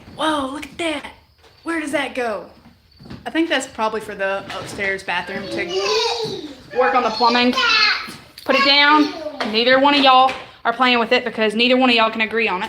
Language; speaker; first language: English; native; English